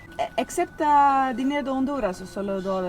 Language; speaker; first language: Spanish; non-native, learner; Dutch